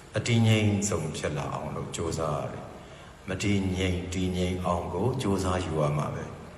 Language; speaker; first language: Burmese; native; Burmese